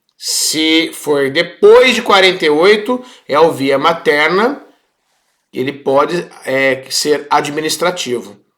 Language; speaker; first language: Portuguese; native; Portuguese